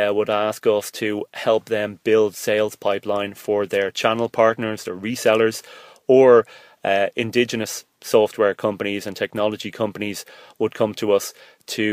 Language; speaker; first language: English; native; English